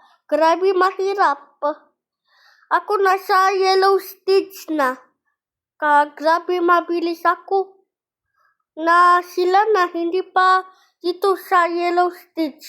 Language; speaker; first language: Filipino; non-native, learner; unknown